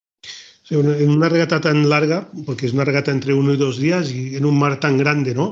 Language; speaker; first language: Spanish; native; Spanish